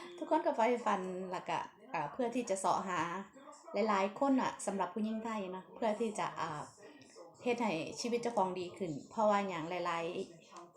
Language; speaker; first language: Thai; non-native, local second language; Northeastern Thai